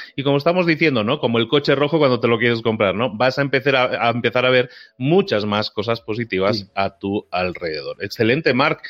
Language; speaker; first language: Spanish; native; Spanish